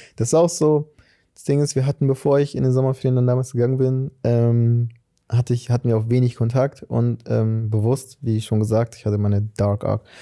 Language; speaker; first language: German; early bilingual, other home language; Portuguese